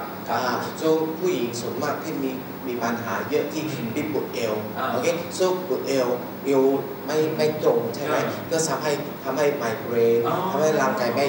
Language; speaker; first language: Thai; non-native, learner; Chinese